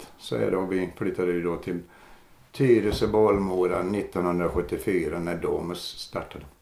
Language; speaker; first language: Swedish; native; Swedish